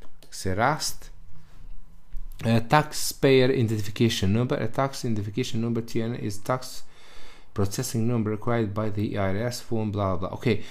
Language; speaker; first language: English; non-native, learner; Albanian